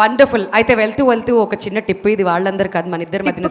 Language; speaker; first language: Telugu; native; Telugu